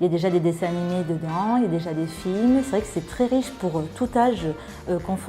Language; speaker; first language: French; native; French